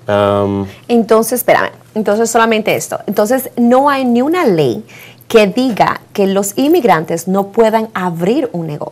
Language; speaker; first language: Spanish; native; Spanish